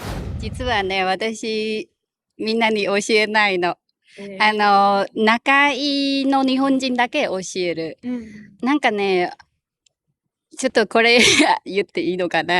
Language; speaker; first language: Japanese; non-native, learner; Khmer